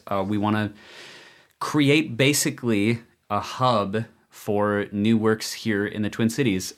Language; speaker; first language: English; native; English